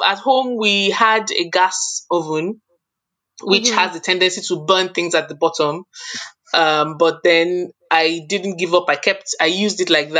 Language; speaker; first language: English; non-native, local second language; Yoruba